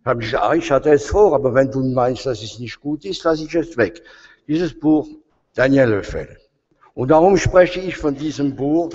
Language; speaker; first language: German; non-native, fluent; French